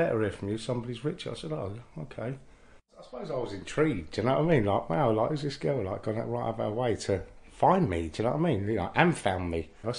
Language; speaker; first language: English; native; English